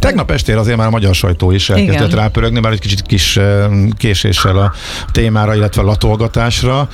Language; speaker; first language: Hungarian; native; Hungarian